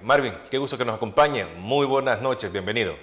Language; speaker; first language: Spanish; native; Spanish